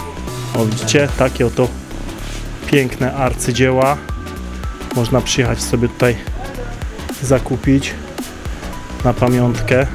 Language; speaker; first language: Polish; native; Polish